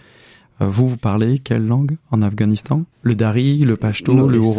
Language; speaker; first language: French; native; French